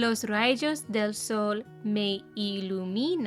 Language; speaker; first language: Spanish; non-native, fluent; English